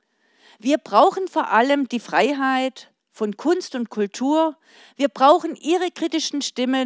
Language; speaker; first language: German; native; German